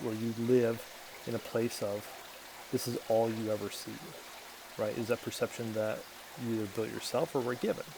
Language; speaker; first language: English; native; English